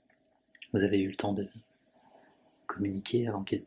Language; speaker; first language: French; native; French